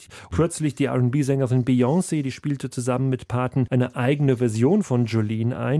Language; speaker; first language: German; native; German